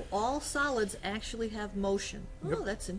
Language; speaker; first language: English; native; English